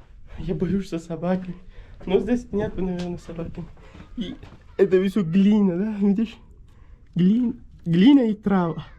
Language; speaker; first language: Russian; non-native, learner; Pashto